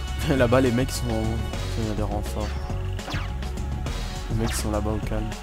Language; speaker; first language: French; native; French